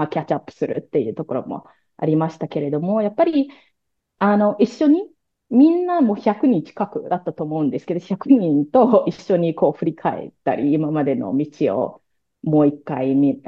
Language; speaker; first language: Japanese; non-native, fluent; Cantonese